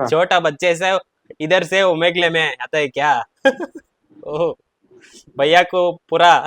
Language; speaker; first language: Hindi; non-native, local second language; Kannada